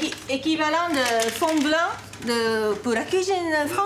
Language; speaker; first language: French; non-native, fluent; Japanese